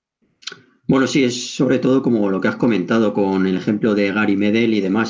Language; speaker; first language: Spanish; native; Spanish